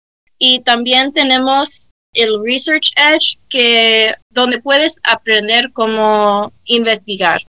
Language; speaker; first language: Spanish; early bilingual, heritage; Spanish